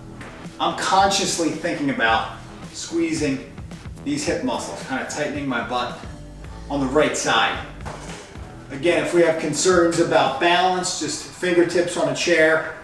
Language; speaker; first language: English; native; English